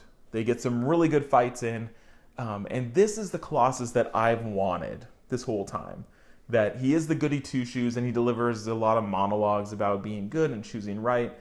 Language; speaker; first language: English; native; English